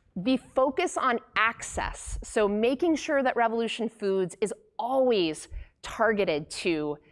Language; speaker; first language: English; native; English